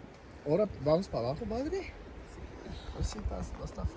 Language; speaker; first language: Spanish; early bilingual, heritage; Spanish